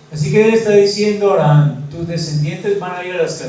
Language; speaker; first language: Spanish; native; Spanish